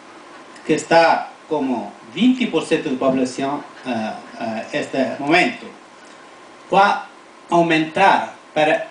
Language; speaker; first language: Spanish; non-native, fluent; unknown